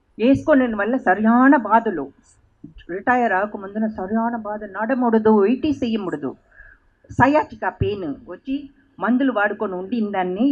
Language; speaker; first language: Telugu; early bilingual, heritage; Telugu